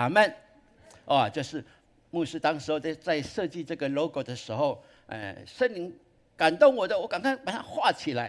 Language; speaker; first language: Chinese; native; Chinese